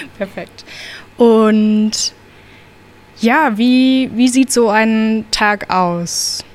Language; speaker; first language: German; native; German